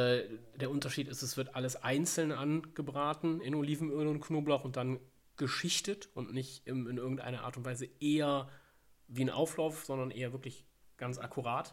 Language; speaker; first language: German; native; German